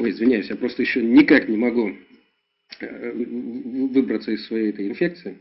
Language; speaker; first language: Russian; native; Russian